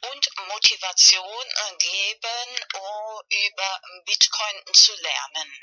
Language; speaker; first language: German; non-native, fluent; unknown